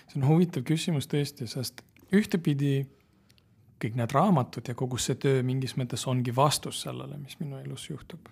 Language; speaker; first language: Estonian; non-native, local second language; Russian